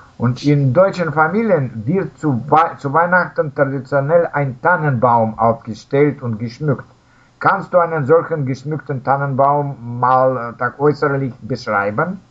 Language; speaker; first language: German; non-native, learner; Russian